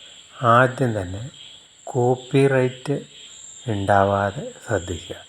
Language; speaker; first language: Malayalam; native; Malayalam